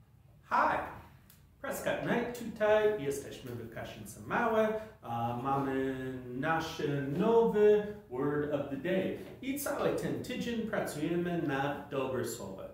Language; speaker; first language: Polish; non-native, learner; English